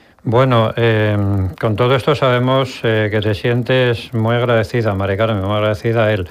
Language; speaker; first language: Spanish; native; Spanish